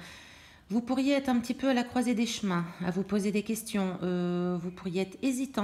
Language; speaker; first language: French; native; French